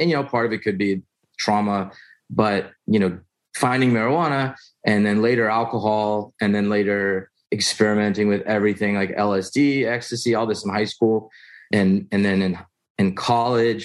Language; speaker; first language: English; native; English